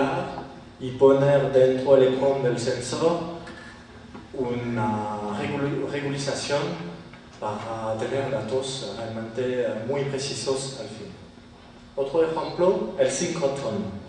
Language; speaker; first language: Spanish; non-native, fluent; French